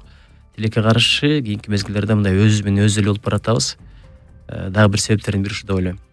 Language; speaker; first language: Kyrgyz; native; Kyrgyz